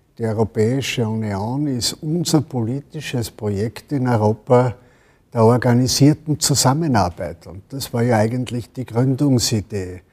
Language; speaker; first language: German; native; German